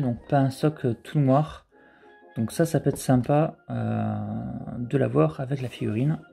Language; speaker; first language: French; native; French